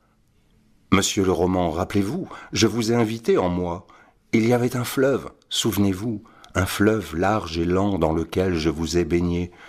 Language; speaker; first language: French; native; French